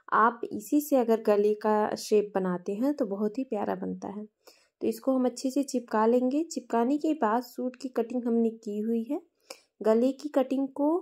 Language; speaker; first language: Hindi; native; Hindi